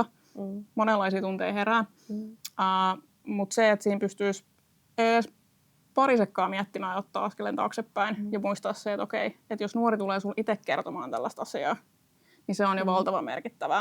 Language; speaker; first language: Finnish; native; Finnish